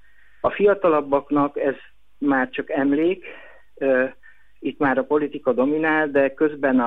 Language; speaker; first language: Hungarian; native; Hungarian